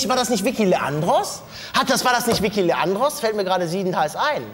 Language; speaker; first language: German; native; German